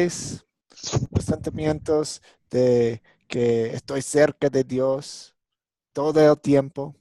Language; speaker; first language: Spanish; non-native, fluent; English